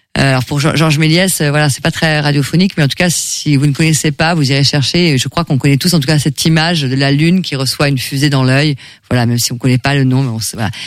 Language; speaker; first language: French; native; French